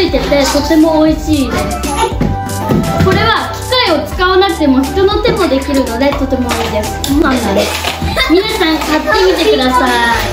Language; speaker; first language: Japanese; non-native, fluent; Filipino